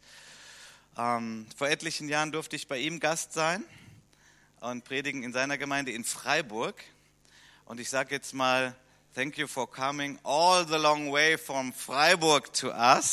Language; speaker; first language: German; native; German